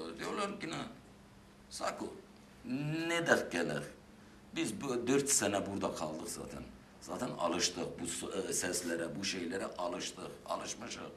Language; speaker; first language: Turkish; non-native, fluent; Armenian